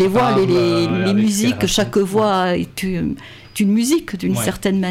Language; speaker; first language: French; native; French